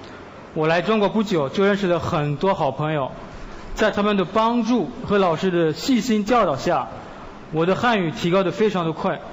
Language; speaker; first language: Chinese; non-native, fluent; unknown